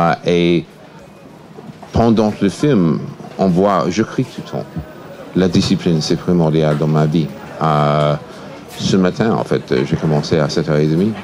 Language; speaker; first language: French; non-native, fluent; English